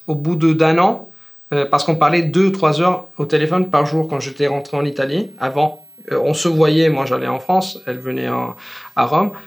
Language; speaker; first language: French; non-native, fluent; Italian